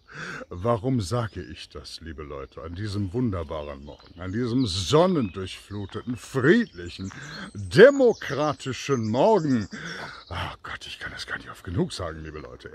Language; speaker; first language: German; native; German